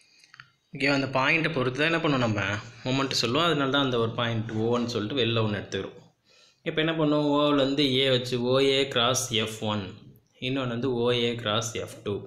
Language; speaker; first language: Tamil; native; Tamil